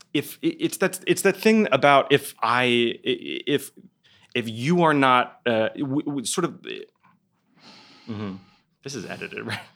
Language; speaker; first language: English; native; English